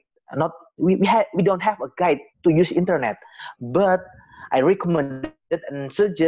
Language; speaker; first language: English; non-native, learner; Indonesian